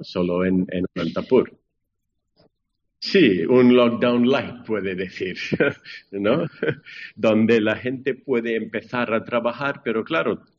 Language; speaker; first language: Spanish; non-native, fluent; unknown